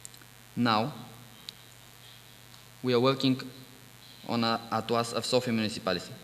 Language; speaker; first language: English; non-native, fluent; Bulgarian